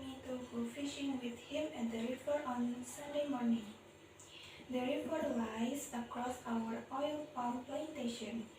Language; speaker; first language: English; non-native, learner; Indonesian